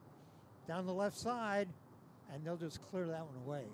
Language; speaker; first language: English; native; English